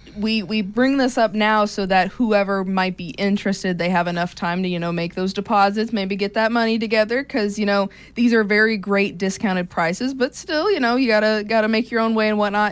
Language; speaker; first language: English; native; English